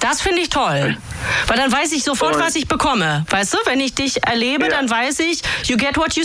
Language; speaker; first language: German; native; German